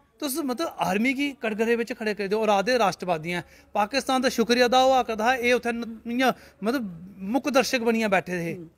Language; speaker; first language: Punjabi; non-native, local second language; Dogri